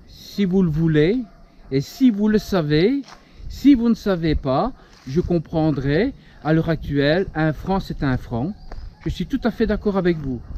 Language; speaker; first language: French; native; French